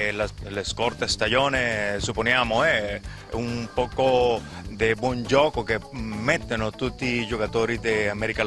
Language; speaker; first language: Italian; non-native, learner; Spanish